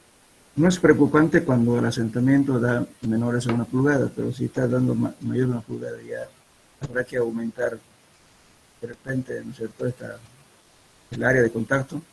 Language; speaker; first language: Spanish; native; Spanish